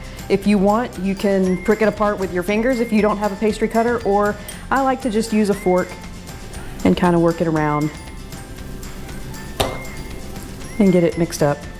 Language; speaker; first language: English; native; English